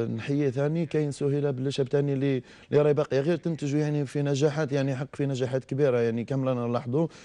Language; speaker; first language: Arabic; native; Arabic